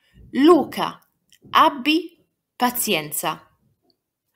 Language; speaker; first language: Italian; non-native, fluent; Portuguese